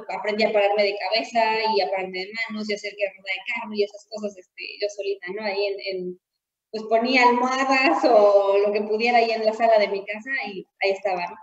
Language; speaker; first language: Spanish; native; Spanish